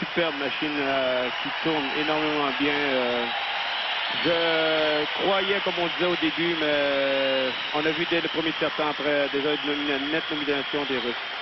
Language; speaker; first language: French; native; French